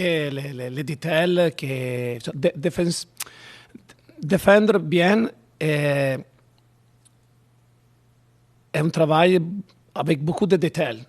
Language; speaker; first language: French; non-native, learner; Italian